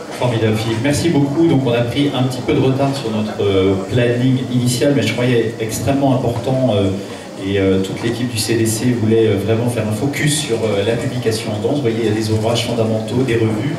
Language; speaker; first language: French; native; French